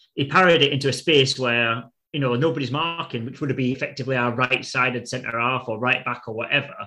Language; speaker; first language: English; native; English